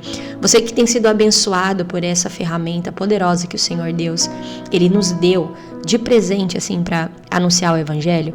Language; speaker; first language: Portuguese; native; Portuguese